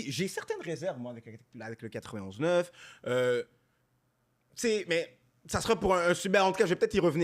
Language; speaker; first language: French; native; French